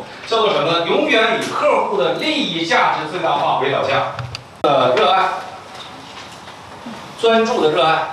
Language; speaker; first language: Chinese; native; Chinese